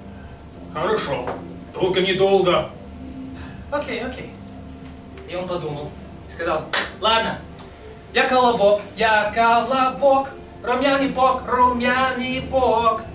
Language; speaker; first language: Russian; non-native, fluent; English